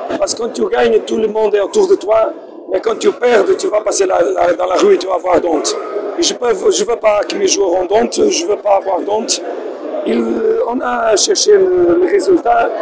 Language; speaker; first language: French; non-native, fluent; Portuguese